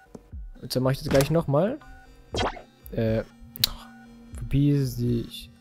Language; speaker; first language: German; native; German